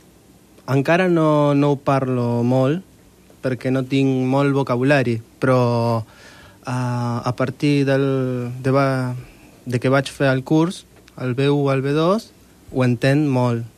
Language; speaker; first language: Catalan; non-native, learner; Spanish